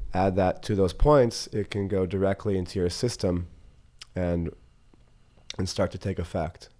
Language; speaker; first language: English; native; English